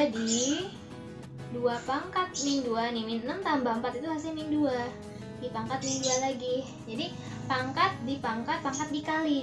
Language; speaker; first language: Indonesian; native; Indonesian